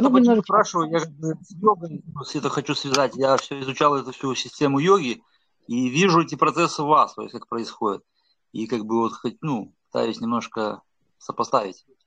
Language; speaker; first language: Russian; native; Russian